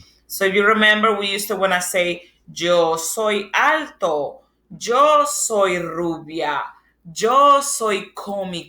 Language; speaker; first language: Spanish; non-native, fluent; English